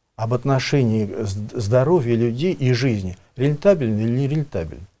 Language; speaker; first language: Russian; native; Russian